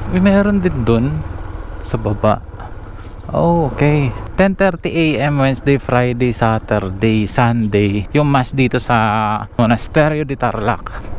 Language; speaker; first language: Filipino; native; Filipino